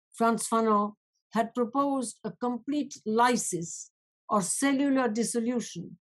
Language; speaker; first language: English; non-native, local second language; Bangla